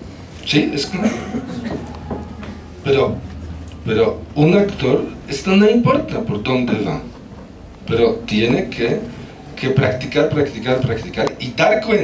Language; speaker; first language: Spanish; non-native, fluent; Polish